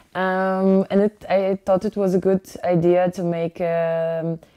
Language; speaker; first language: English; early bilingual, other home language; Ukrainian